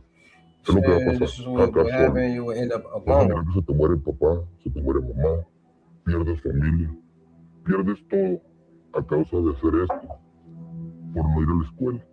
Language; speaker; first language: Spanish; native; Spanish